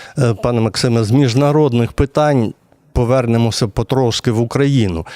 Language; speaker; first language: Ukrainian; native; Ukrainian